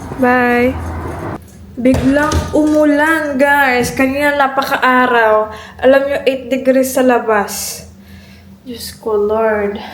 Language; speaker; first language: Filipino; native; Filipino